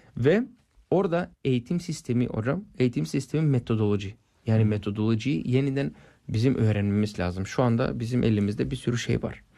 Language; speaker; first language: Turkish; non-native, fluent; English